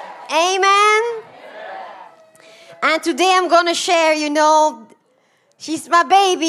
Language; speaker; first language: English; non-native, fluent; Dutch